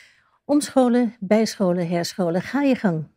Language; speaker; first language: Dutch; native; Dutch